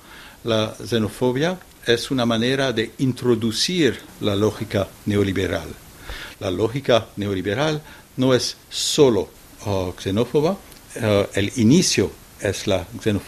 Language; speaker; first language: Spanish; non-native, fluent; French